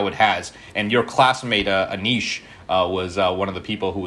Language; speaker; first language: English; early bilingual, other home language; Malayalam